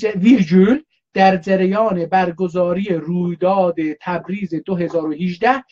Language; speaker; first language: Persian; non-native, local second language; Azerbaijani